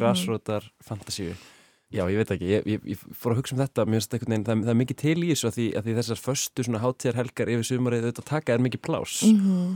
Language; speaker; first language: Icelandic; native; Icelandic